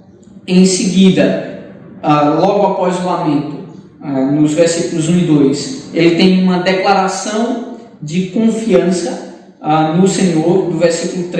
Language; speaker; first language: Portuguese; native; Portuguese